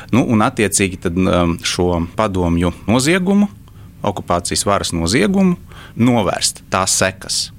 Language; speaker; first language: Latvian; non-native, local second language; Russian